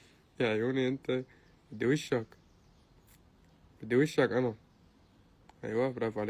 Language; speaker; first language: Arabic; native; Arabic